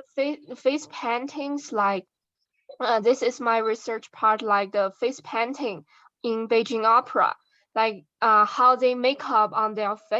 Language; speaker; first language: English; non-native, learner; Chinese